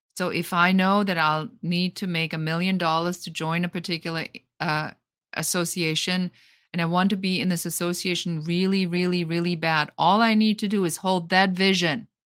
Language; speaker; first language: English; non-native, fluent; German